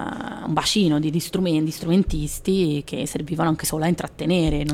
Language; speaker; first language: Italian; native; Italian